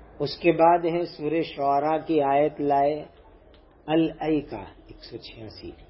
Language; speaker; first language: Urdu; non-native, local second language; Gujarati